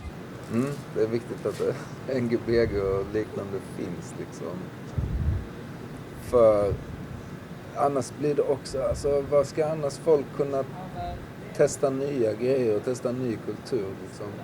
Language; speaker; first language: Swedish; native; Swedish